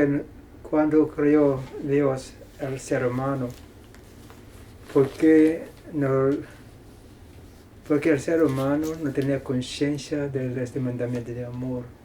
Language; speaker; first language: Spanish; non-native, fluent; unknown